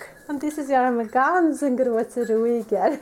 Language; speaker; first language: German; native; German